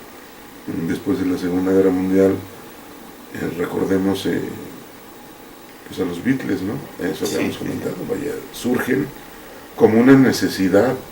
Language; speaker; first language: Spanish; native; Spanish